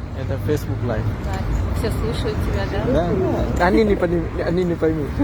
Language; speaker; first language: Russian; non-native, fluent; Thai